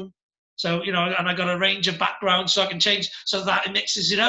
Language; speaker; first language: English; native; English